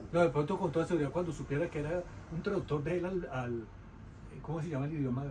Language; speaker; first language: Spanish; native; Spanish